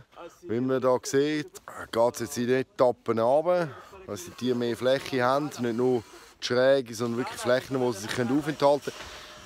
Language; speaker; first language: German; native; German